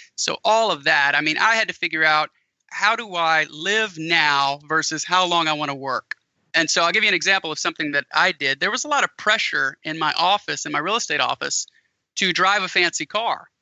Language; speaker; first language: English; native; English